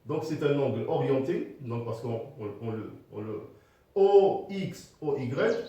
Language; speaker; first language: French; non-native, local second language; Arabic